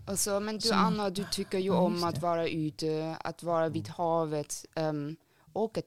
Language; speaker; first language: Swedish; non-native, fluent; German